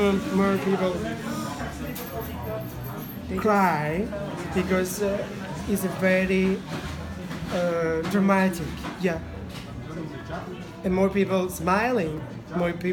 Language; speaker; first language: English; non-native, learner; Italian